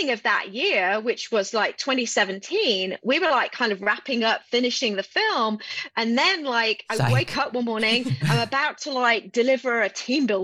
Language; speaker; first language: English; native; English